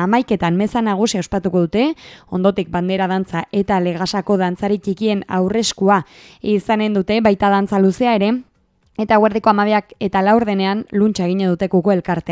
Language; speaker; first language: Basque; native; Basque